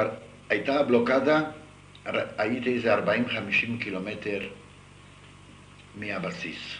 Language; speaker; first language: Hebrew; non-native, fluent; Yiddish